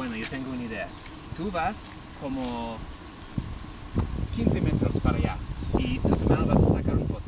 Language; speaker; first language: Spanish; non-native, learner; English